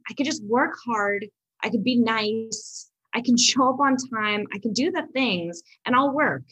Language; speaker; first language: English; native; English